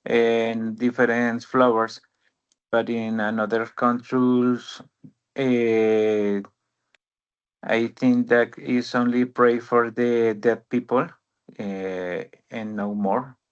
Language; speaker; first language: English; non-native, learner; Spanish